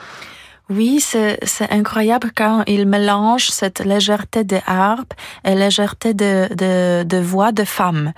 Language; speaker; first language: French; non-native, fluent; Polish